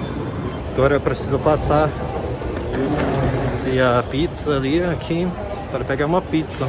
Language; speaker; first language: Portuguese; non-native, fluent; English